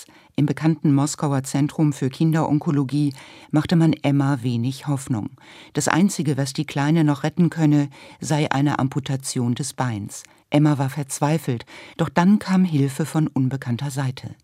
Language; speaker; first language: German; native; German